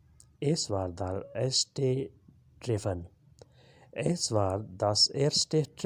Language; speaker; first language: German; non-native, learner; Urdu